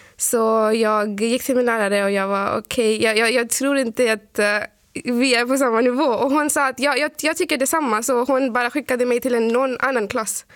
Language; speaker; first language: Swedish; non-native, fluent; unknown